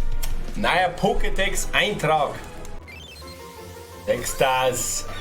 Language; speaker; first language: German; native; German